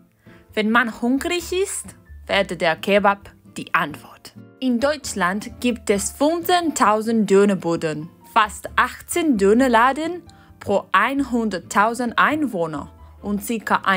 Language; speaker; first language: German; non-native, learner; Spanish